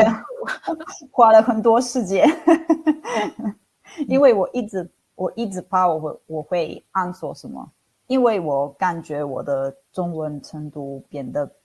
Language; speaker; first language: Chinese; non-native, fluent; Italian